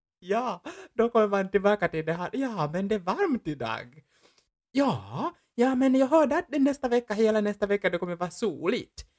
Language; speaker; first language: Swedish; non-native, fluent; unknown